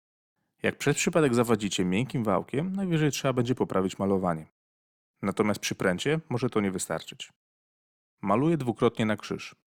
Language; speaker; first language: Polish; native; Polish